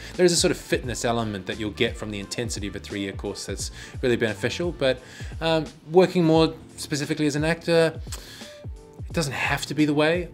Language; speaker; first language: English; native; English